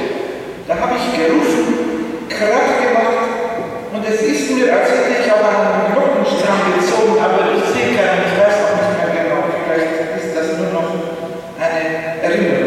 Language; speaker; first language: German; native; German